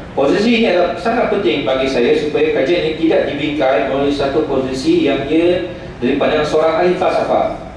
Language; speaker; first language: Malay; non-native, local second language; Central Dusun